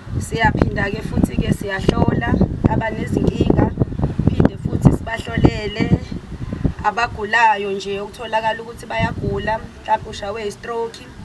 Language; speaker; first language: Zulu; native; Zulu